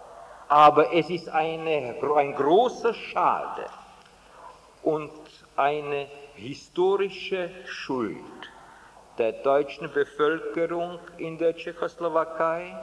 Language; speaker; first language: German; non-native, fluent; Czech